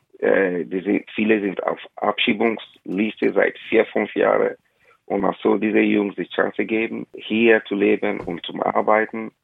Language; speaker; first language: German; non-native, fluent; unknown